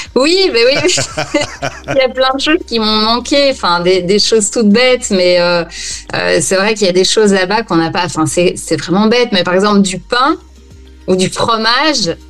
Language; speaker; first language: French; native; French